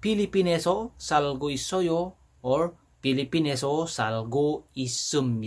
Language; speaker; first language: Korean; non-native, fluent; Filipino